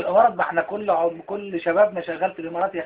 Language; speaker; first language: Arabic; native; Arabic